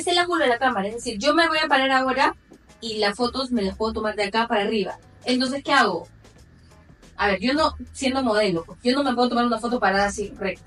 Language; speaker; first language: Spanish; native; Spanish